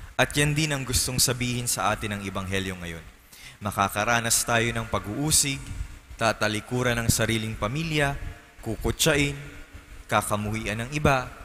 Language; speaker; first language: Filipino; non-native, local second language; Bikol